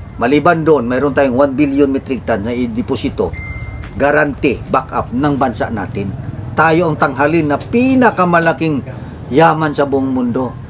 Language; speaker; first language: Filipino; non-native, local second language; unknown